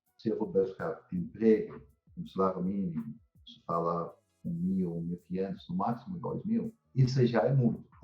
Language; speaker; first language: Portuguese; non-native, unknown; Dutch